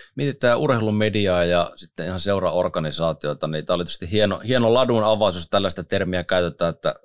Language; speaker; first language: Finnish; native; Finnish